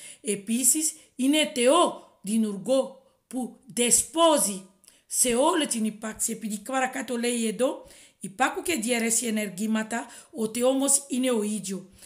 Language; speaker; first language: Greek; non-native, fluent; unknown